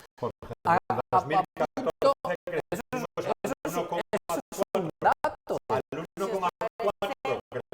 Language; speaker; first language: Spanish; native; Spanish